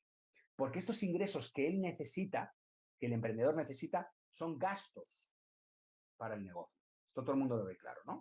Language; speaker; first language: Spanish; native; Spanish